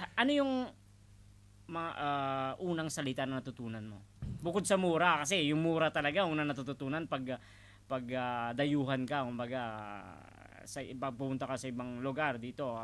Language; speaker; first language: Filipino; non-native, local second language; Iloko